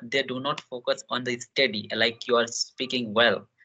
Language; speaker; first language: English; non-native, learner; Hindi